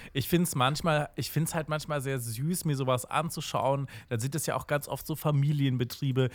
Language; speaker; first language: German; native; German